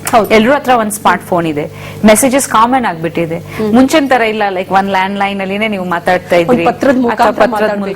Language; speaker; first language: Kannada; non-native, fluent; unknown